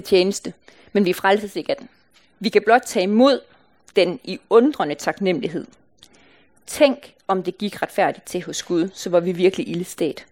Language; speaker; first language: Danish; native; Danish